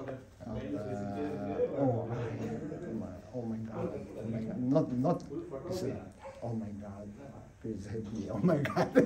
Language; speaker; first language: English; non-native, learner; Japanese